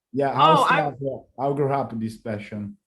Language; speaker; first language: English; non-native, learner; Italian